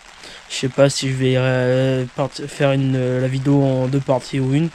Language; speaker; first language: French; native; French